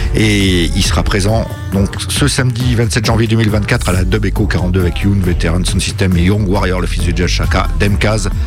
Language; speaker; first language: French; native; French